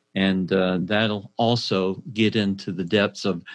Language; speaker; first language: English; native; English